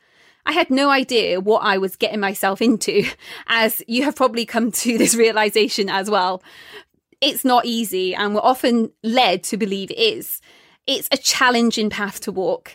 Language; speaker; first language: English; native; English